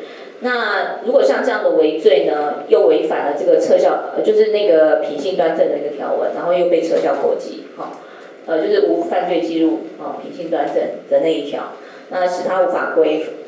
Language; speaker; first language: Chinese; native; Chinese